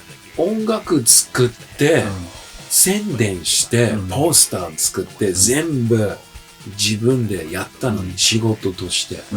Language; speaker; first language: Japanese; early bilingual, heritage; English